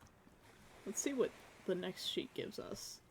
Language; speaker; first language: English; native; English